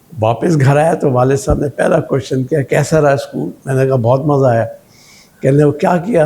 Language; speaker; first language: Urdu; native; Urdu